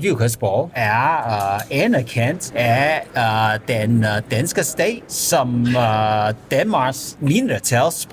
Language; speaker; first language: Danish; non-native, learner; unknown